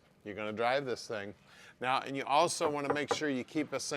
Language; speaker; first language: English; native; English